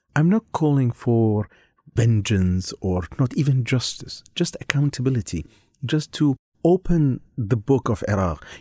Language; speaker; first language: English; non-native, fluent; Arabic